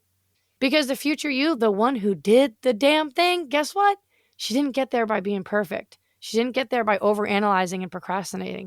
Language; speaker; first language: English; native; English